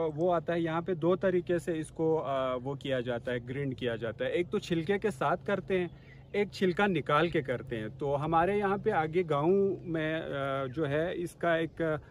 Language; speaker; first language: Urdu; non-native, local second language; Balti